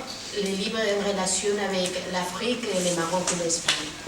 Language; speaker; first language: French; non-native, fluent; Spanish